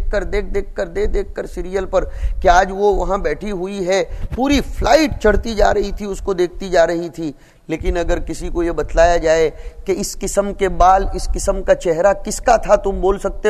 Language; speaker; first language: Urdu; non-native, local second language; Gujarati